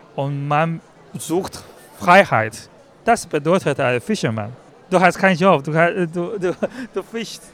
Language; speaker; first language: German; non-native, learner; Chinese